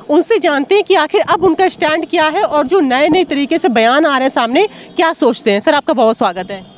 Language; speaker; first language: Hindi; native; Hindi